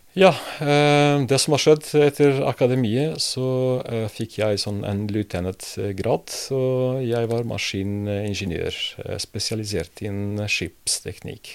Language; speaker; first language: Norwegian; non-native, fluent; Serbian